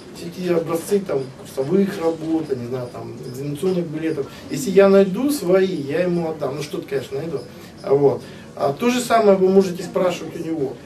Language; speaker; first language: Russian; native; Russian